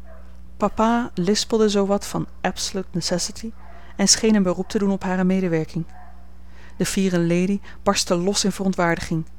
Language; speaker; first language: Dutch; native; Dutch